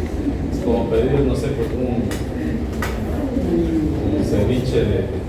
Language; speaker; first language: Spanish; native; Spanish